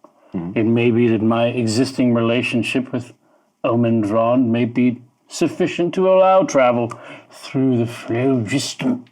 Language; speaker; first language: English; native; English